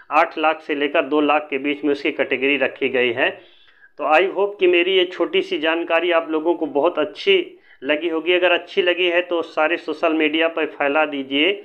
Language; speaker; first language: Hindi; native; Hindi